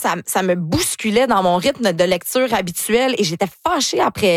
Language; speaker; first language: French; native; French